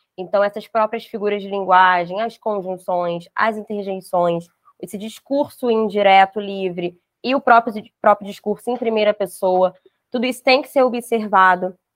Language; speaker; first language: Portuguese; native; Portuguese